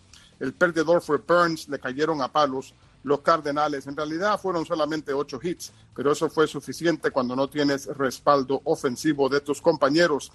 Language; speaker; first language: Spanish; native; Spanish